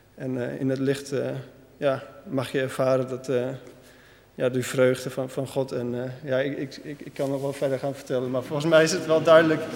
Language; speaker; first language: Dutch; native; Dutch